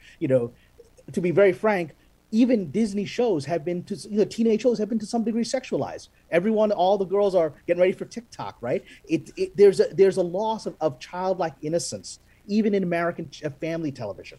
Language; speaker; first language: English; non-native, local second language; Urdu